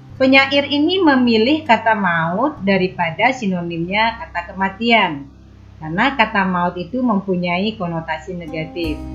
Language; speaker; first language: Indonesian; native; Indonesian